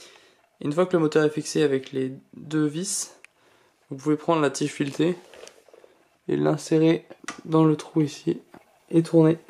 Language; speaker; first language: French; native; French